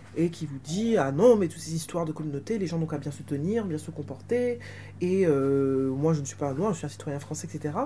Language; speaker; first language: French; native; French